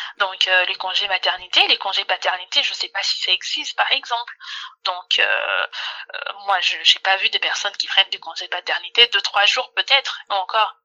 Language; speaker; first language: French; non-native, local second language; Lingala